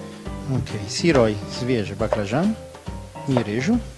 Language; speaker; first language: Russian; non-native, learner; Italian